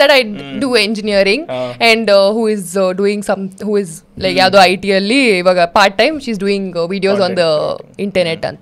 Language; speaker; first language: English; non-native, local second language; Kannada